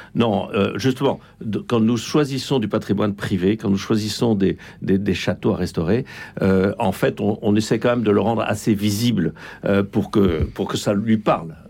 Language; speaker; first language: French; native; French